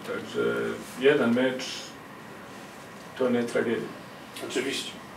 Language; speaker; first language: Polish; non-native, learner; Croatian